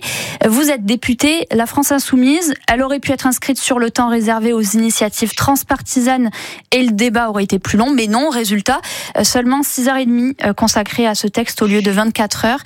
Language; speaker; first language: French; native; French